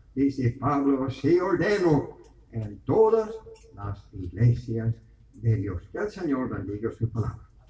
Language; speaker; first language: Spanish; native; Spanish